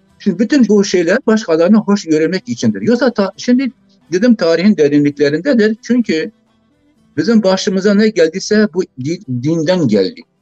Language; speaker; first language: Turkish; non-native, local second language; Zaza